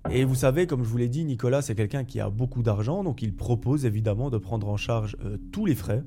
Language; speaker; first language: French; native; French